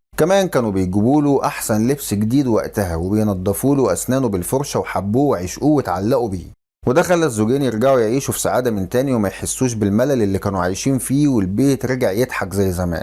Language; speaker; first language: Arabic; native; Arabic